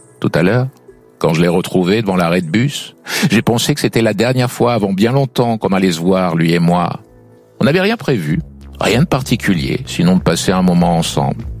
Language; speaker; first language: French; native; French